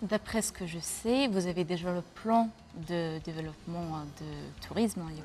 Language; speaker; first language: French; non-native, fluent; Russian